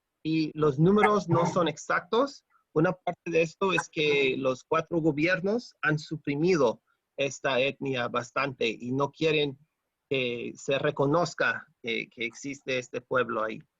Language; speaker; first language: Spanish; non-native, fluent; English